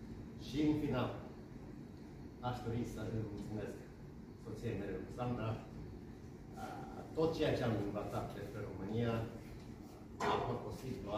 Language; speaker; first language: Romanian; non-native, fluent; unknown